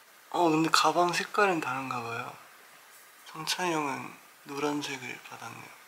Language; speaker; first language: Korean; early bilingual, heritage; Korean